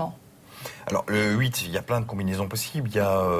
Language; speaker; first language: French; native; French